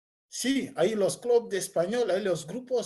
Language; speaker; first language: Spanish; non-native, learner; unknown